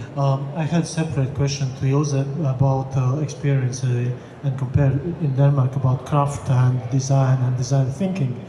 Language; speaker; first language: English; non-native, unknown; Latvian